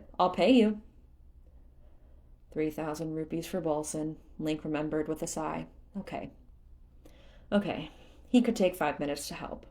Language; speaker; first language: English; native; English